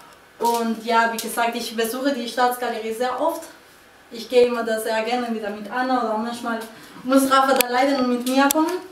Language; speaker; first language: German; non-native, fluent; Spanish